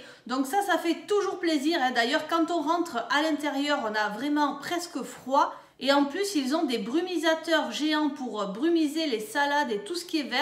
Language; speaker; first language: French; native; French